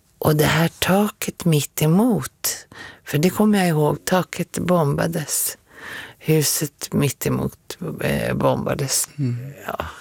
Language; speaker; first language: Swedish; native; Swedish